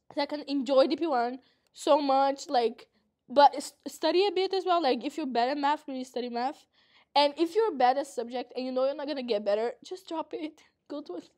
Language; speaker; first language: English; non-native, fluent; Portuguese